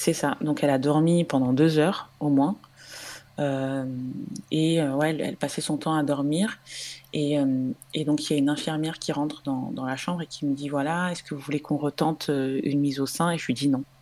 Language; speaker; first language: French; native; French